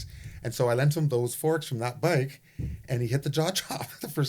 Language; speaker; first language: English; native; English